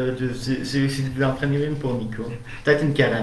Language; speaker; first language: French; native; French